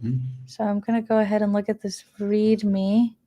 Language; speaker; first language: English; native; English